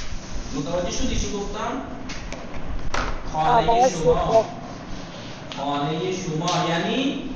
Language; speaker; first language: Persian; non-native, fluent; Urdu